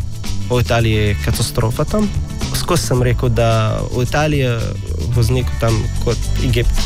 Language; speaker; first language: Slovenian; non-native, learner; Arabic